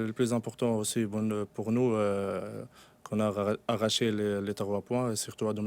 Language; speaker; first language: French; non-native, local second language; Arabic